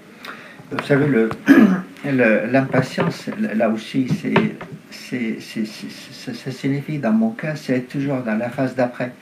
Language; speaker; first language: French; non-native, fluent; Arabic